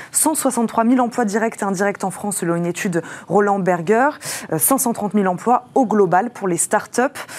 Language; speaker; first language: French; native; French